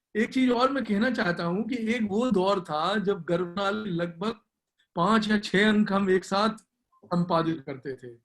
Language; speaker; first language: Hindi; native; Hindi